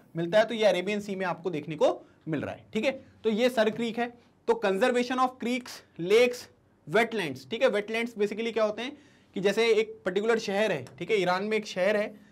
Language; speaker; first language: Hindi; native; Hindi